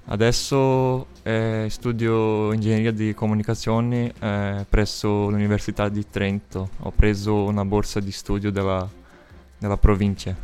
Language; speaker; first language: Italian; non-native, fluent; Portuguese